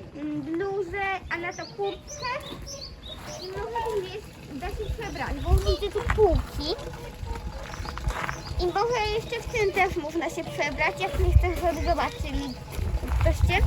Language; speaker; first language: Polish; early bilingual, heritage; Polish